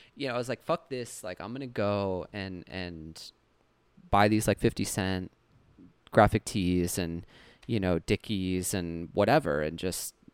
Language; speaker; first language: English; native; English